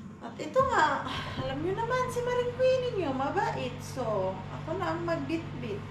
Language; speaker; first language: Filipino; native; Filipino